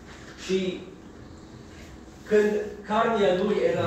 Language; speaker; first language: Romanian; non-native, learner; English